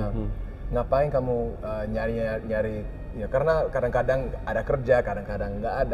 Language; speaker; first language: Indonesian; early bilingual, heritage; English